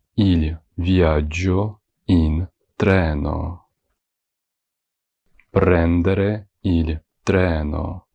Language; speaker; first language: Italian; non-native, fluent; Ukrainian